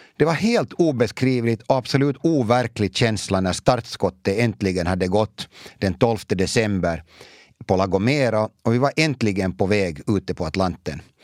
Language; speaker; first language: Swedish; native; Swedish